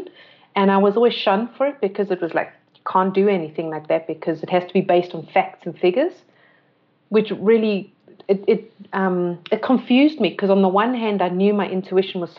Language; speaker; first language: English; native; English